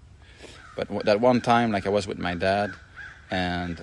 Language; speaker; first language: English; non-native, fluent; French